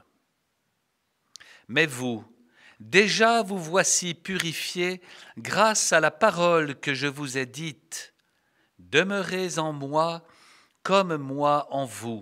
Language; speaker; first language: French; native; French